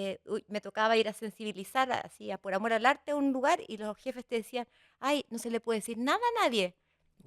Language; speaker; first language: Spanish; native; Spanish